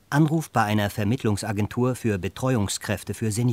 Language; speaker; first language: German; native; German